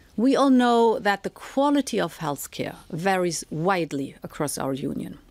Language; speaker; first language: English; non-native, fluent; German